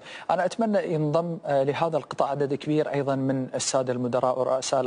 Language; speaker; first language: Arabic; native; Arabic